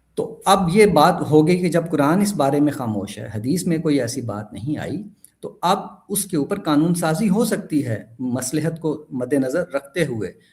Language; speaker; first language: Urdu; native; Urdu